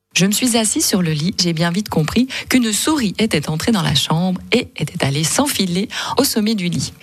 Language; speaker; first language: French; native; French